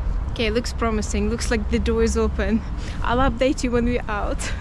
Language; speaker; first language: English; non-native, fluent; Russian